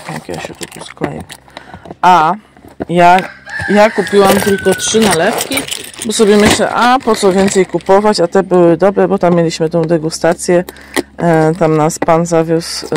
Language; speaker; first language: Polish; native; Polish